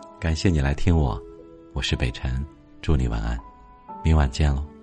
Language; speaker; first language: Chinese; native; Chinese